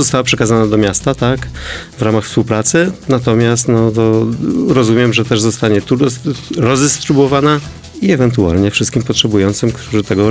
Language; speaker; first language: Polish; native; Polish